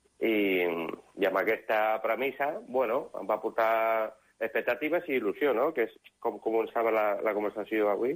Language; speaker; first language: Catalan; non-native, local second language; Spanish